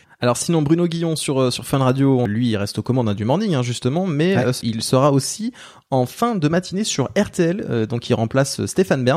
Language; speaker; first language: French; native; French